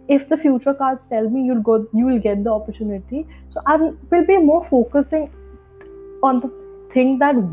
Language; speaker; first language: English; non-native, local second language; Hindi